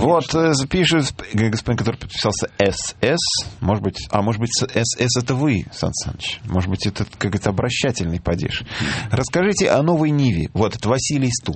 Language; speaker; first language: Russian; native; Russian